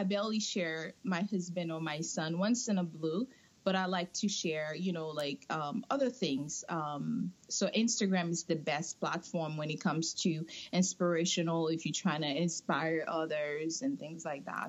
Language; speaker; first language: English; non-native, fluent; Haitian Creole